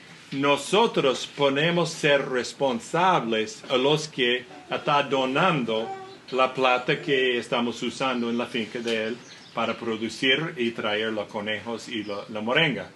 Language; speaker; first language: Spanish; non-native, learner; English